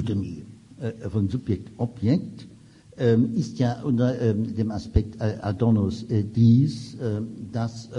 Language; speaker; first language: German; native; German